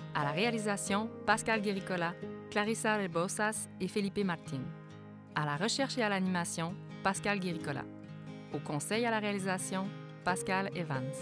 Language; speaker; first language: French; native; French